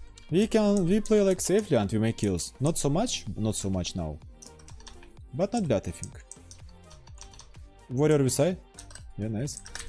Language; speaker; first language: English; non-native, learner; Russian